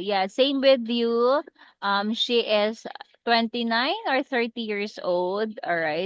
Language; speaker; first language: English; non-native, local second language; Cebuano